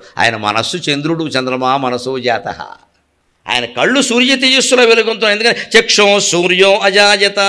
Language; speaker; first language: Telugu; native; Telugu